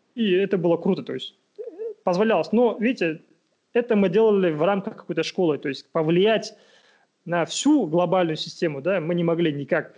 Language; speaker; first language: Russian; non-native, local second language; Kazakh